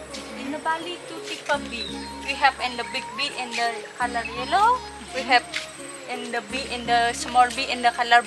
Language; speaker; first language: English; non-native, learner; Indonesian